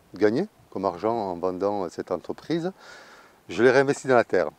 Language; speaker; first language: French; native; French